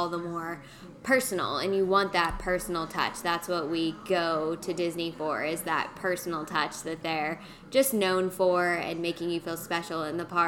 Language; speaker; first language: English; native; English